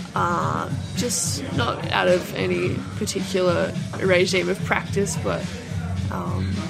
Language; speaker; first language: English; native; English